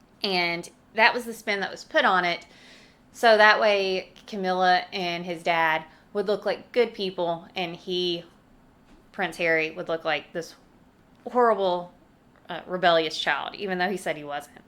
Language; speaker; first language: English; native; English